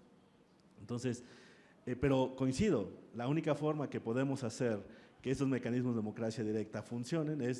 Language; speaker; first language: Spanish; native; Spanish